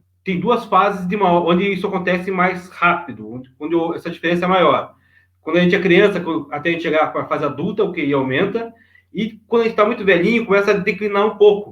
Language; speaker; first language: Portuguese; native; Portuguese